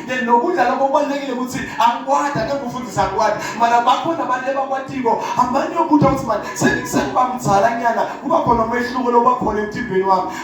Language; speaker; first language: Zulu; non-native, local second language; Swati